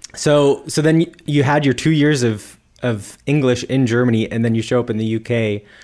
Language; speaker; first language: English; native; English